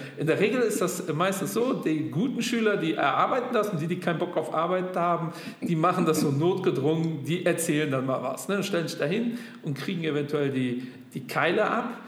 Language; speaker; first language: German; native; German